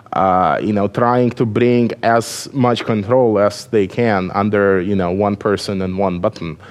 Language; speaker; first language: English; non-native, fluent; Russian